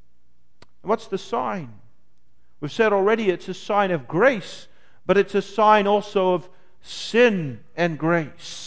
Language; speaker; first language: English; native; English